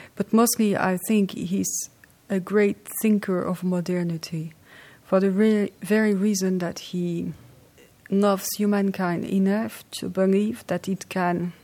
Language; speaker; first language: English; non-native, fluent; French